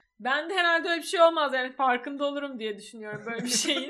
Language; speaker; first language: Turkish; native; Turkish